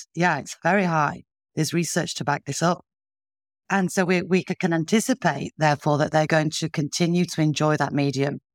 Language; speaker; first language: English; native; English